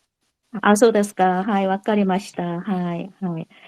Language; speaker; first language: Japanese; non-native, fluent; Korean